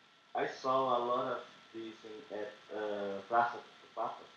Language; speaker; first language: English; non-native, learner; Portuguese